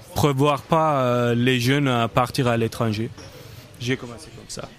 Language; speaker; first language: French; non-native, fluent; Turkish